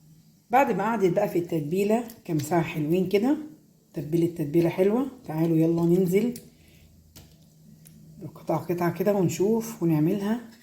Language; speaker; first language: Arabic; native; Arabic